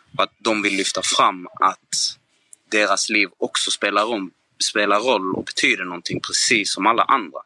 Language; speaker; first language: Swedish; native; Swedish